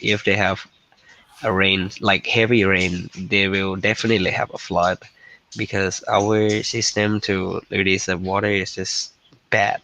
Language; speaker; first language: English; non-native, learner; Thai